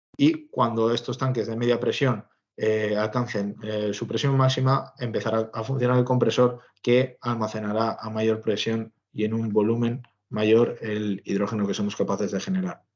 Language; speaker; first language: Spanish; native; Spanish